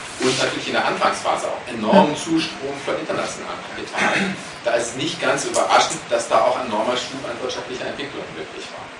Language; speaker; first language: German; native; German